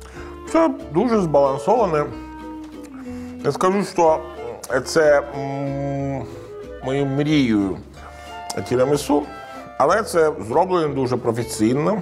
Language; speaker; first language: Ukrainian; non-native, learner; Italian